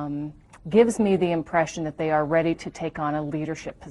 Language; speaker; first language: English; native; English